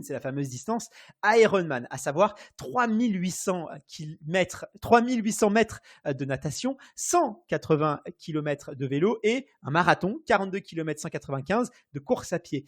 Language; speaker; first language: French; native; French